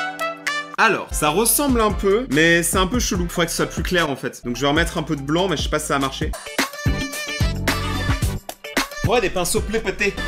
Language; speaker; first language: French; native; French